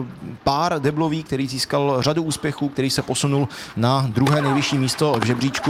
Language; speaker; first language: Czech; native; Czech